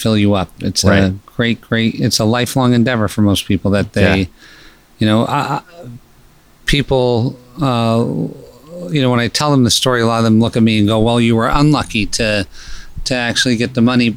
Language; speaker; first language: English; native; English